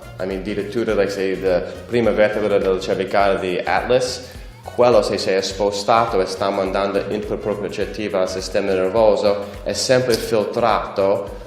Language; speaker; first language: Italian; non-native, fluent; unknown